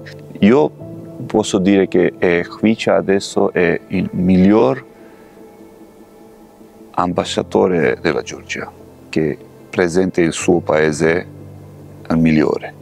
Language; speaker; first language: Italian; non-native, fluent; Georgian